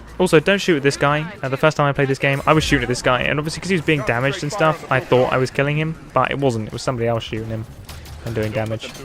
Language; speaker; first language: English; native; English